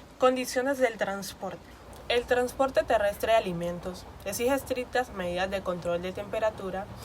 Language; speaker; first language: Spanish; native; Spanish